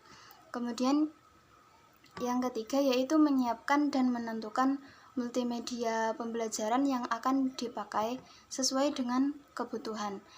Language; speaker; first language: Indonesian; native; Indonesian